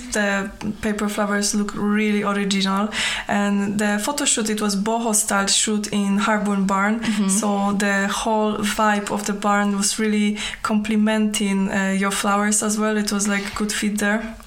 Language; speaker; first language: English; non-native, fluent; Polish